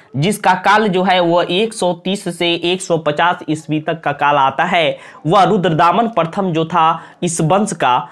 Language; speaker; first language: Hindi; native; Hindi